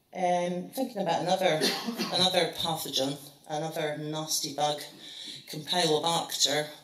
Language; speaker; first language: English; native; English